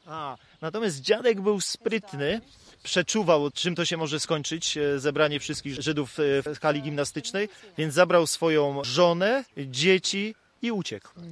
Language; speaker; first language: Polish; native; Polish